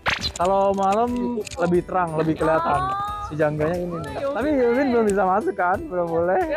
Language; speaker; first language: Indonesian; non-native, fluent; Korean